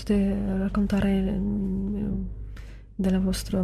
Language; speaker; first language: Italian; non-native, learner; Ukrainian